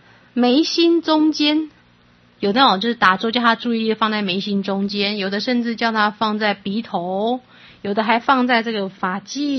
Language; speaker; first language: Chinese; native; Chinese